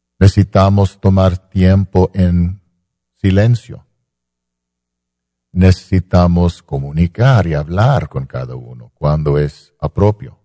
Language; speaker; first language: Spanish; non-native, fluent; English